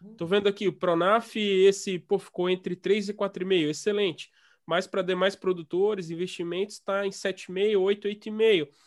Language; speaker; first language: Portuguese; native; Portuguese